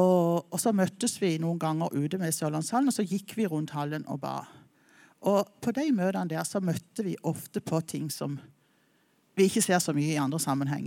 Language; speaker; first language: Norwegian; native; Norwegian